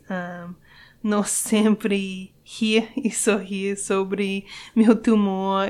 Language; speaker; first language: Portuguese; non-native, learner; English